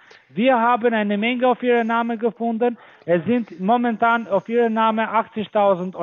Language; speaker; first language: German; non-native, fluent; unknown